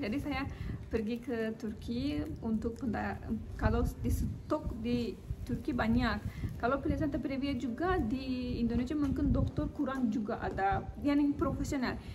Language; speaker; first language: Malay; non-native, learner; Turkish